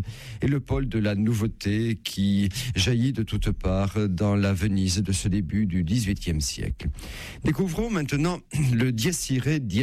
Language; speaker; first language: French; native; French